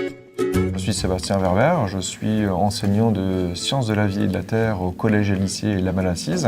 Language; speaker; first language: French; native; French